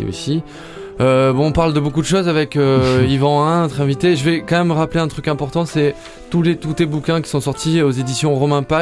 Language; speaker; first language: French; native; French